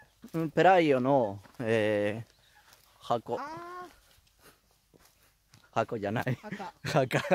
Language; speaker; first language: Japanese; non-native, learner; Spanish